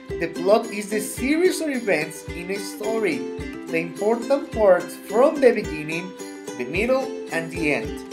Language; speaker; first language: English; non-native, fluent; Spanish